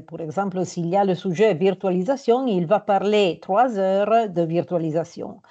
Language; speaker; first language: French; non-native, fluent; Italian